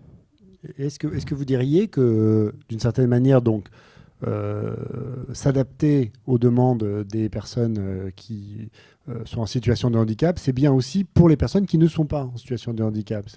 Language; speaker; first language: French; native; French